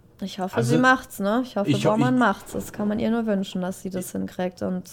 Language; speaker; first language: German; native; German